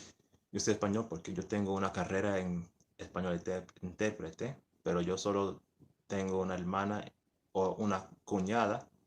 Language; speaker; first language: Spanish; early bilingual, heritage; English